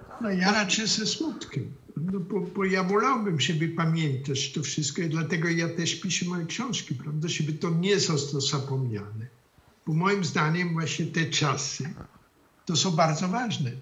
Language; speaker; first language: Polish; non-native, fluent; German